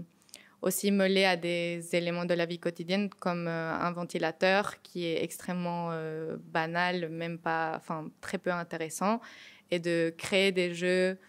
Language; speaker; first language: French; non-native, fluent; Spanish